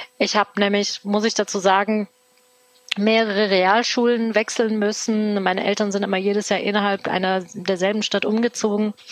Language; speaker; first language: German; early bilingual, other home language; Turkish